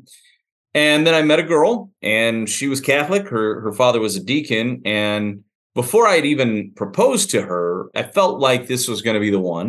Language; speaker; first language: English; native; English